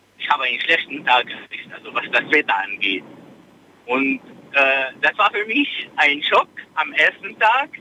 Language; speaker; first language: German; non-native, fluent; Arabic